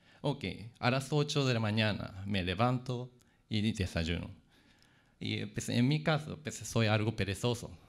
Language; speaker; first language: Spanish; non-native, fluent; Japanese